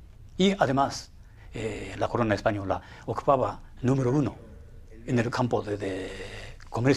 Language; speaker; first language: Spanish; non-native, fluent; Japanese